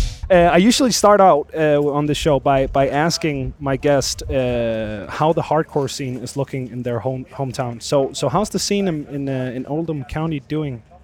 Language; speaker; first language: English; non-native, fluent; Danish